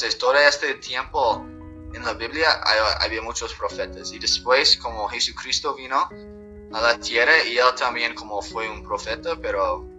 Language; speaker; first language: Spanish; non-native, fluent; English